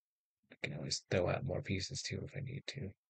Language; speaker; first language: English; native; English